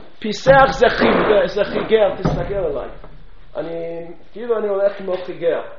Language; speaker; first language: Hebrew; non-native, fluent; English